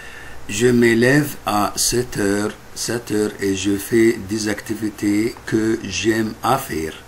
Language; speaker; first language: French; non-native, fluent; Arabic